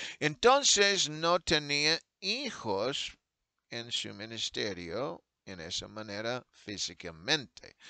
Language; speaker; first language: Spanish; non-native, fluent; English